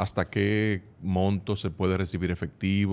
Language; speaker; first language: Spanish; native; Spanish